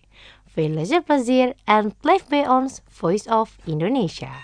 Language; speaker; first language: Dutch; non-native, fluent; Indonesian